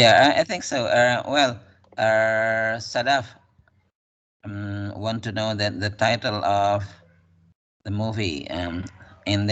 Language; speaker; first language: English; non-native, fluent; Indonesian